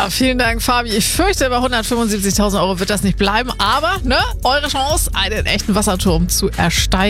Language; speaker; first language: German; native; German